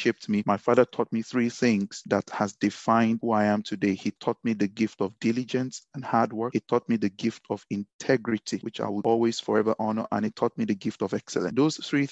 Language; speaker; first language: English; non-native, local second language; Yoruba